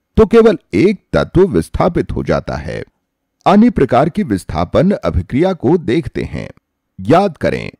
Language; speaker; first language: Hindi; native; Hindi